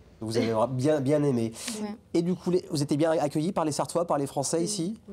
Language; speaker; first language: French; native; French